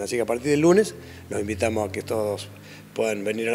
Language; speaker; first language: Spanish; native; Spanish